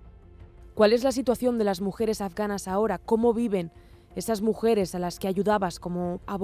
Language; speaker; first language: Spanish; native; Spanish